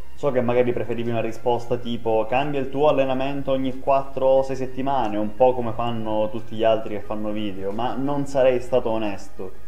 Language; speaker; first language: Italian; native; Italian